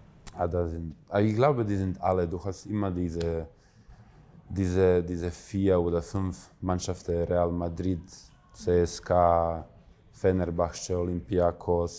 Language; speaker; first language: German; non-native, fluent; Croatian